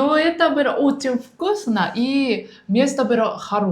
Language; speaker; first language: Russian; non-native, learner; Japanese